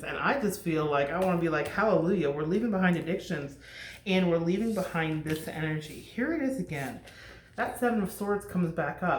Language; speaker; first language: English; native; English